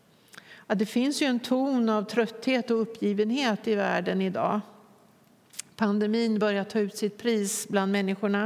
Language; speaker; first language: Swedish; native; Swedish